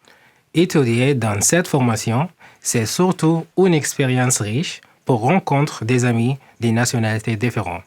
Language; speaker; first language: French; non-native, learner; Arabic